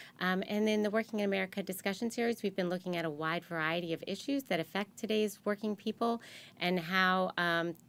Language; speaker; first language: English; native; English